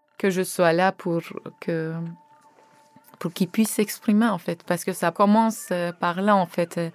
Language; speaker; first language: French; non-native, fluent; Turkish